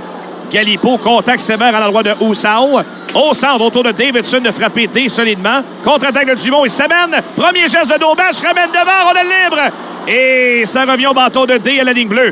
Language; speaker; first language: French; native; French